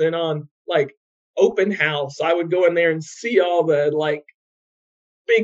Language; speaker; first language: English; native; English